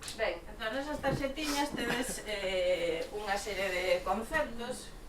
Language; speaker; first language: Galician; native; Galician